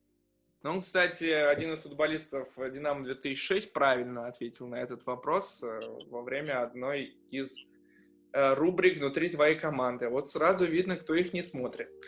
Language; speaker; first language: Russian; native; Russian